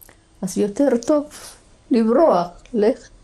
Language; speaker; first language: Hebrew; non-native, fluent; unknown